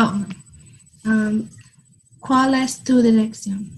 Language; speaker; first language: Spanish; non-native, learner; English